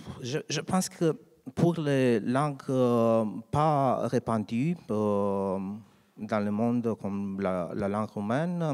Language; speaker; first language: French; non-native, learner; Romanian